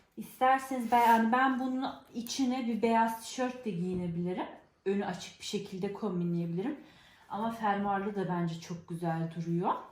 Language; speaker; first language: Turkish; early bilingual, heritage; Turkish